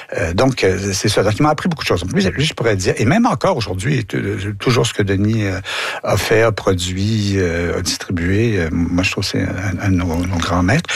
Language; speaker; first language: French; native; French